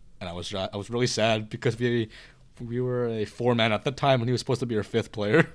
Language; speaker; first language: English; early bilingual, other home language; Korean